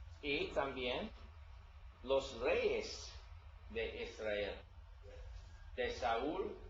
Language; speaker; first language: Spanish; non-native, learner; English